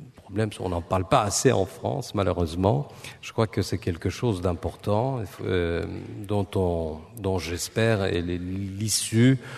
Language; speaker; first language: French; non-native, fluent; Turkish